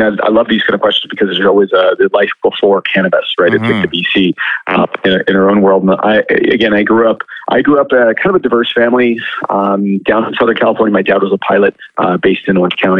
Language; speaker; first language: English; native; English